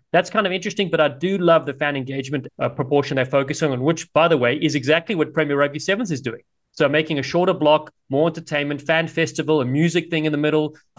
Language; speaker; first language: English; native; English